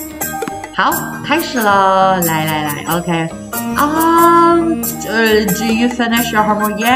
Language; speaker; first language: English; non-native, fluent; Chinese